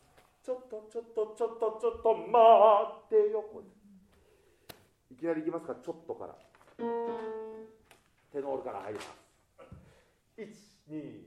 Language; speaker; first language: Japanese; native; Japanese